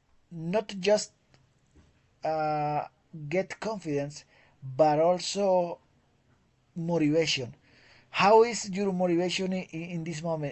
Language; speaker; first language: English; non-native, fluent; Spanish